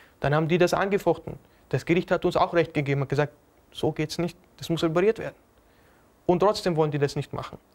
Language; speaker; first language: German; native; German